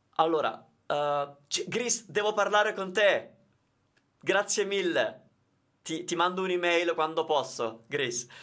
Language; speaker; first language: Italian; native; Italian